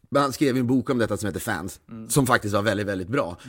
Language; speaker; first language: Swedish; native; Swedish